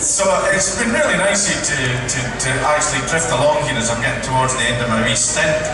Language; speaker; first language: English; native; English